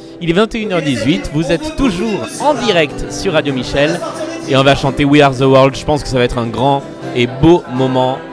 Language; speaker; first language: French; native; French